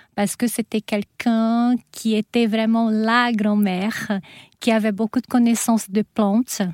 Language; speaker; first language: French; non-native, fluent; Portuguese